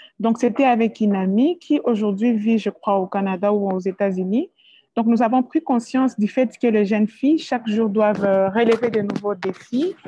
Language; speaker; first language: French; non-native, local second language; Swahili